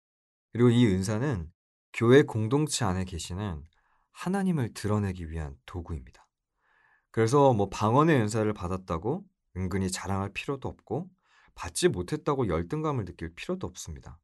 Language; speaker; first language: Korean; native; Korean